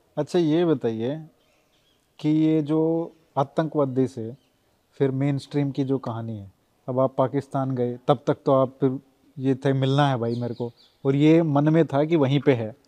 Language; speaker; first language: Hindi; native; Hindi